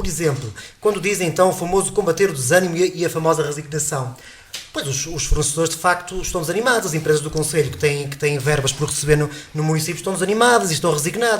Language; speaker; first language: Portuguese; native; Portuguese